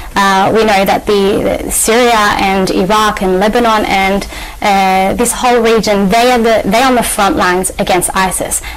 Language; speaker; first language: English; native; English